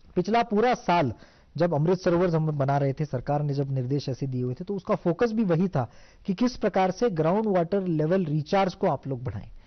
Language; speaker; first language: Hindi; non-native, local second language; Marathi